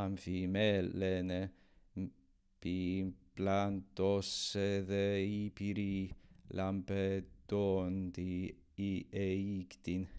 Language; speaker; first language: Greek; non-native, learner; English